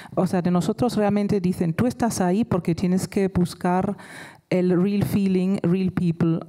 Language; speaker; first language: Spanish; non-native, fluent; German